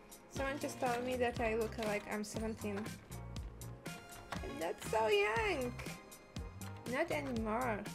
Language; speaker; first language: English; non-native, fluent; Polish